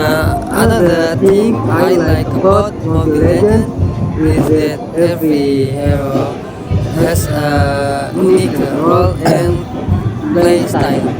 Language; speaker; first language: English; non-native, learner; Indonesian